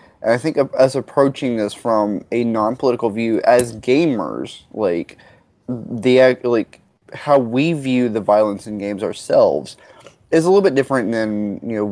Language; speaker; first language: English; native; English